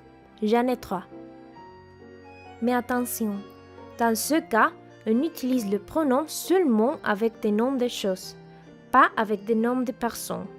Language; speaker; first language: French; non-native, fluent; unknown